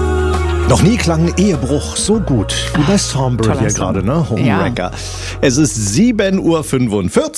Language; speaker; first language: German; native; German